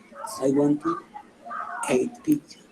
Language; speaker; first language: English; non-native, learner; Spanish